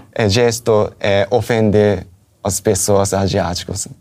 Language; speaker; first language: Portuguese; non-native, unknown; Japanese